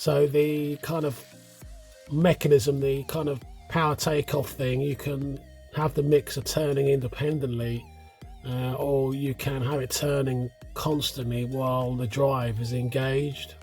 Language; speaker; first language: English; native; English